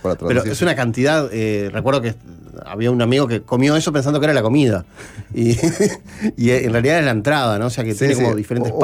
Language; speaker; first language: Spanish; native; Spanish